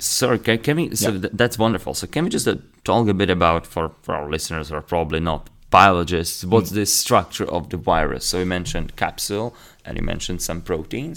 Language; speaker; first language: English; non-native, fluent; Slovak